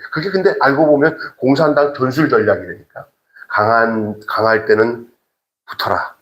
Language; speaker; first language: Korean; native; Korean